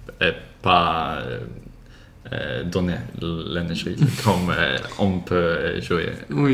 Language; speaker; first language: French; non-native, learner; Swedish